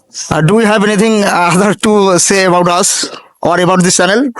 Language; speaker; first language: English; non-native, local second language; Bangla